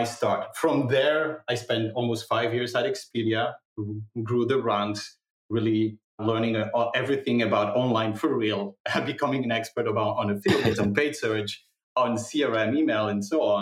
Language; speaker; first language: English; non-native, fluent; Catalan